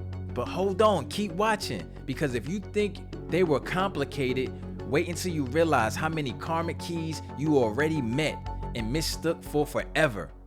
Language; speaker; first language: English; native; English